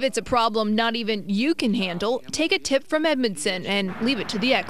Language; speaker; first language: English; native; English